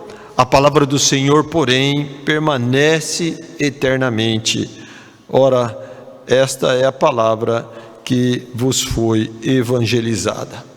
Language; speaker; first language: Portuguese; native; Portuguese